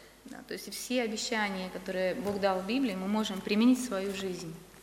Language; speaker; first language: Russian; native; Russian